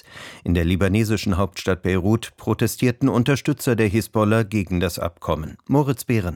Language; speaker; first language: German; native; German